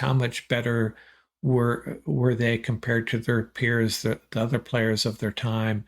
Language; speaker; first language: English; native; English